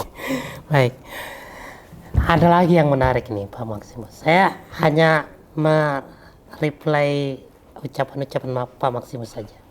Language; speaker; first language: Malay; native; Malay